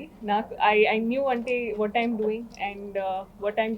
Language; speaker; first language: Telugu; non-native, learner; Hindi